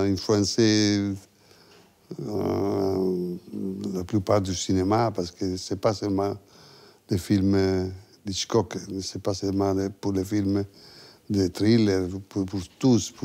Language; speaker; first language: French; non-native, fluent; Italian